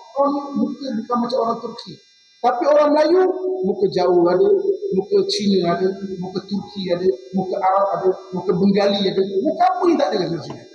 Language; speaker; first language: Malay; native; Malay